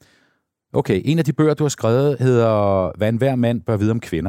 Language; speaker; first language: Danish; native; Danish